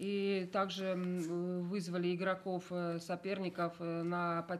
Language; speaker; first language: Russian; native; Russian